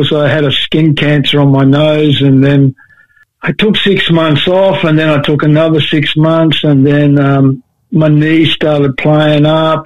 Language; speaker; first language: English; native; English